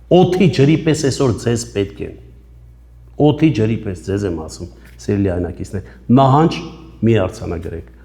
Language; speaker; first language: Armenian; native; Armenian